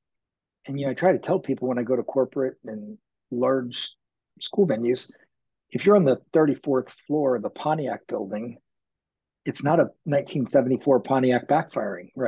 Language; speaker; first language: English; native; English